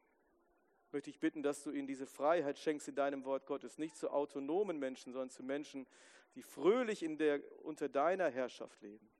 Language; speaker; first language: German; native; German